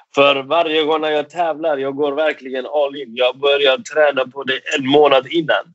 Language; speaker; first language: Swedish; non-native, fluent; Persian